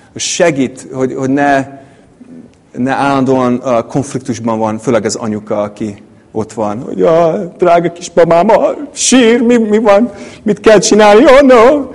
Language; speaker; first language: Hungarian; non-native, fluent; English